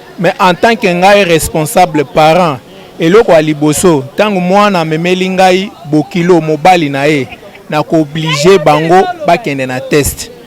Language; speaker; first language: Lingala; native; Lingala